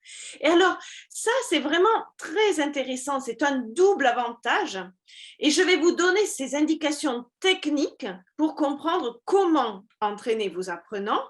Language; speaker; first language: French; native; French